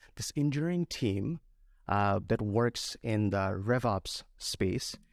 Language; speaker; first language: English; non-native, local second language; Bangla